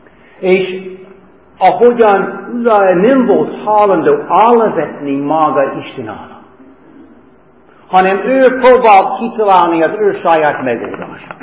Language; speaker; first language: Hungarian; non-native, learner; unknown